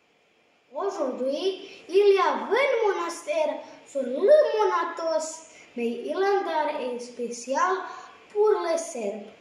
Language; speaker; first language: French; non-native, learner; Serbian